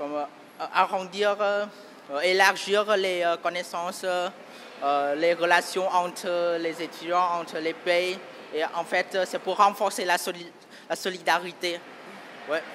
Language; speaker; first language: French; non-native, fluent; Vietnamese